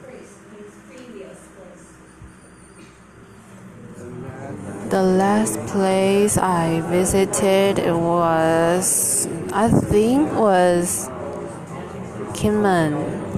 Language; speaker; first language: English; non-native, learner; Chinese